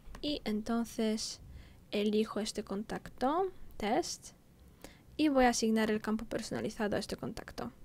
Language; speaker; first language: Spanish; non-native, fluent; Polish